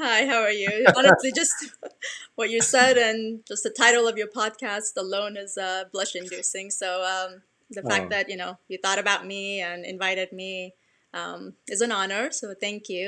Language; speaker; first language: English; early bilingual, other home language; Persian